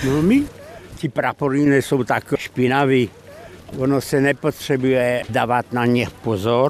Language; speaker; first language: Czech; early bilingual, heritage; Czech